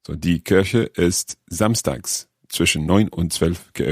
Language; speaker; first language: German; non-native, learner; English